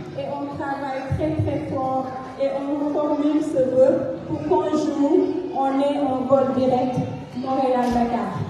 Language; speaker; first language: French; non-native, local second language; Fula